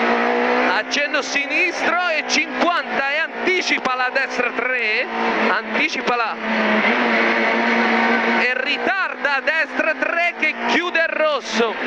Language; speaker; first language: Italian; native; Italian